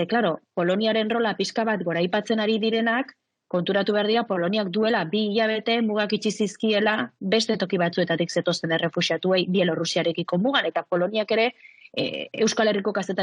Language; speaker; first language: Basque; native; Basque